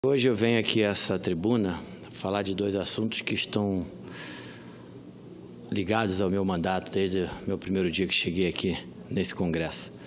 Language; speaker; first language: Portuguese; native; Portuguese